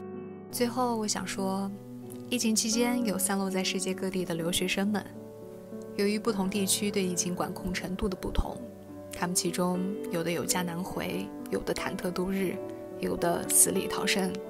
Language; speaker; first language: Chinese; native; Chinese